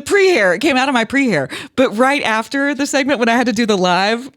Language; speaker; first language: English; native; English